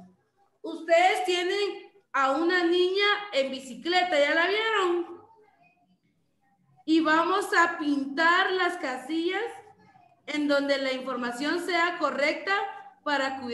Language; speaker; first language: Spanish; native; Spanish